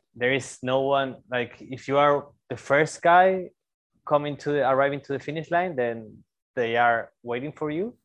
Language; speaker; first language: English; non-native, fluent; Spanish